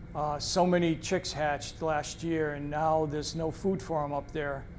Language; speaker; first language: English; native; English